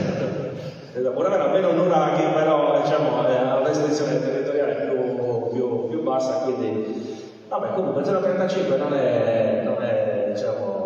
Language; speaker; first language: Italian; native; Italian